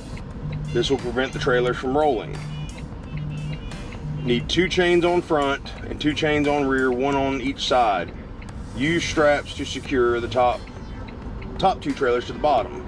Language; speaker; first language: English; native; English